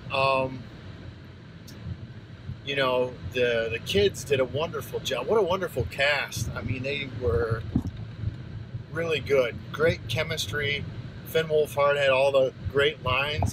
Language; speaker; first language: English; native; English